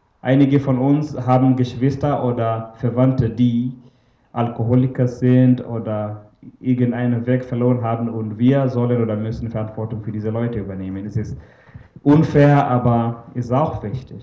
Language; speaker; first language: German; non-native, fluent; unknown